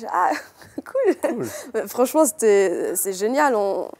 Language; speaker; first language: French; native; French